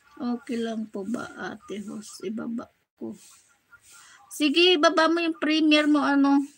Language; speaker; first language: Filipino; non-native, local second language; Waray